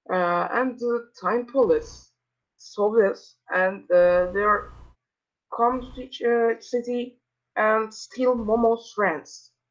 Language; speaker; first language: English; non-native, learner; Turkish